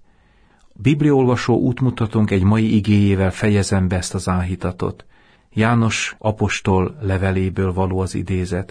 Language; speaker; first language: Hungarian; native; Hungarian